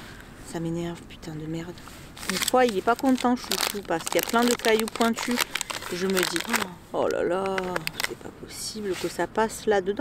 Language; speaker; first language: French; native; French